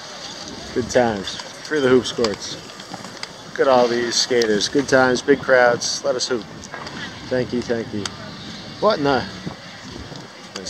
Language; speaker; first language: English; native; English